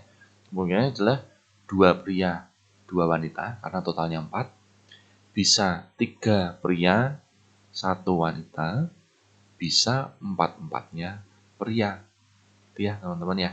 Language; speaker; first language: Indonesian; native; Indonesian